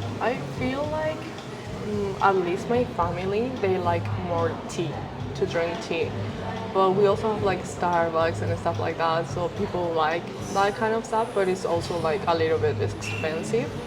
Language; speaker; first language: English; non-native, fluent; Spanish